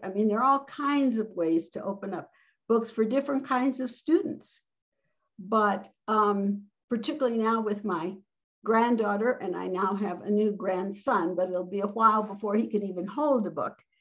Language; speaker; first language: English; early bilingual, other home language; Spanish